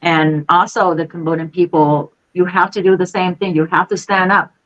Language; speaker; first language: English; non-native, fluent; Khmer